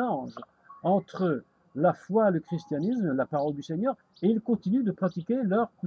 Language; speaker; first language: French; native; French